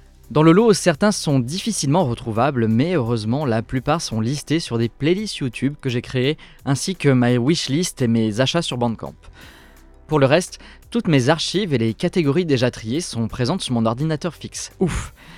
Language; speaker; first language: French; native; French